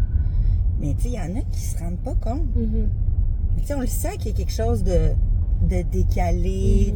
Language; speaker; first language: French; native; French